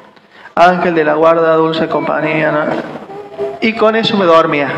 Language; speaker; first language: Spanish; native; Spanish